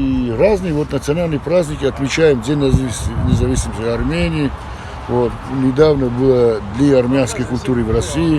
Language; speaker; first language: Russian; non-native, fluent; Armenian